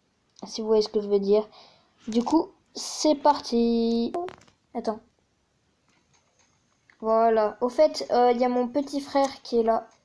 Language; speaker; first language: French; native; French